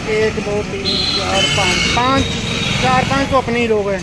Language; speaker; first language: Hindi; native; Hindi